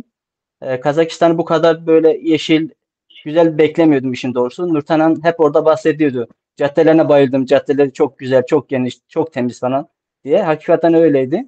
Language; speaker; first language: Turkish; native; Turkish